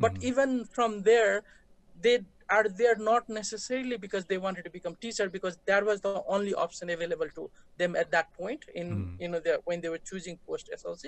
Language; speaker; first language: English; non-native, local second language; Nepali